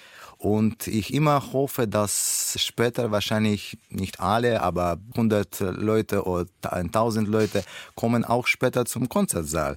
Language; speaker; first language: German; non-native, learner; Russian